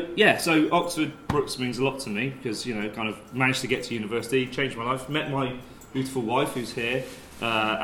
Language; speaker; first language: English; native; English